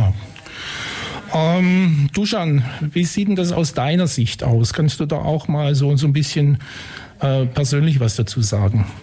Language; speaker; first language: German; native; German